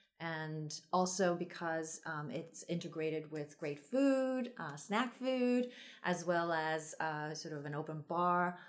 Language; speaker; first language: English; early bilingual, other home language; Min Nan Chinese